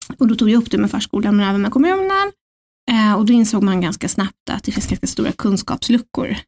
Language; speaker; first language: Swedish; native; Swedish